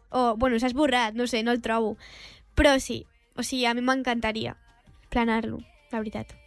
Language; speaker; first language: Catalan; non-native, local second language; Spanish